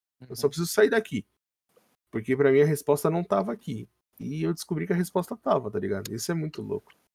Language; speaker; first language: Portuguese; native; Portuguese